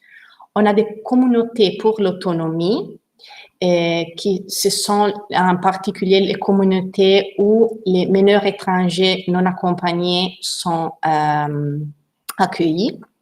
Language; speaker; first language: French; non-native, learner; Italian